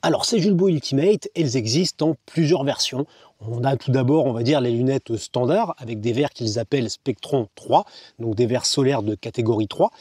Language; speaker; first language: French; native; French